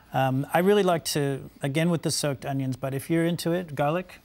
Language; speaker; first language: English; native; English